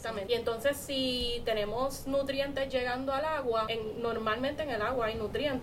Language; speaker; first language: Spanish; native; Spanish